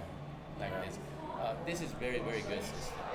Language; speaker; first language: English; non-native, learner; Japanese